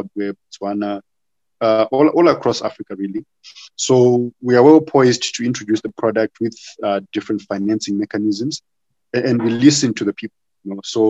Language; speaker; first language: English; non-native, local second language; Shona